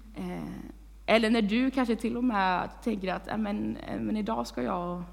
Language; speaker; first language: Swedish; native; Swedish